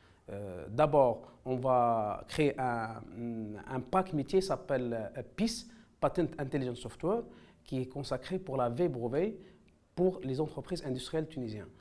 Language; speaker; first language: French; non-native, local second language; Arabic